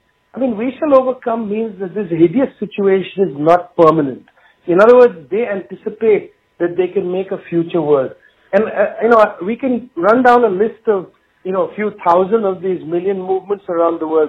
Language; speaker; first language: English; non-native, local second language; Bangla